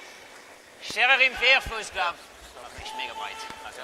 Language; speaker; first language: German; non-native, fluent; French